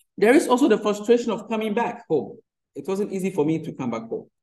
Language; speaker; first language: English; non-native, local second language; Akan